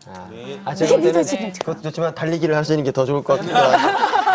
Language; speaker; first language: Korean; native; Korean